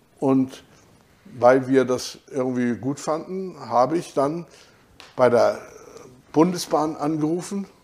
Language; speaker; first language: German; native; German